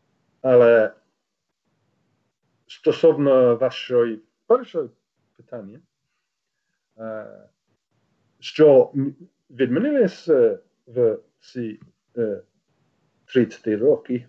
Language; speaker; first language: Ukrainian; non-native, learner; English